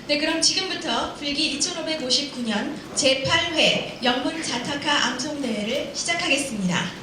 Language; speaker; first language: Korean; native; Korean